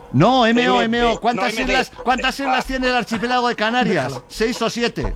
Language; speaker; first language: Spanish; native; Spanish